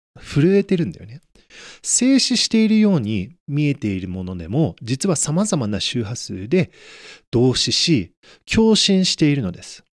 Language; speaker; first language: Japanese; native; Japanese